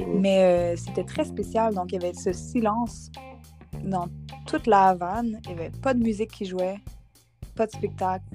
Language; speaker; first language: French; native; French